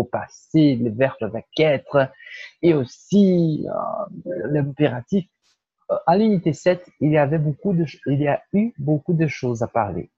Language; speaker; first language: French; non-native, fluent; Portuguese